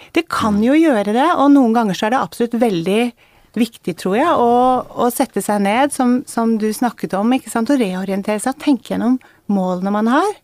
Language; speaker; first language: Norwegian; native; Norwegian